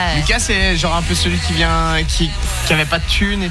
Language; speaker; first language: French; native; French